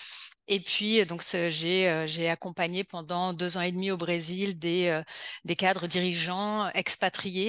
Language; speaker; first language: French; native; French